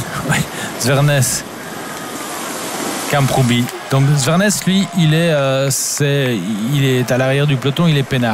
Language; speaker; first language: French; native; French